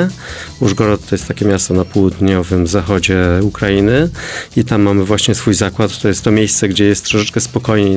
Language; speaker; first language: Polish; native; Polish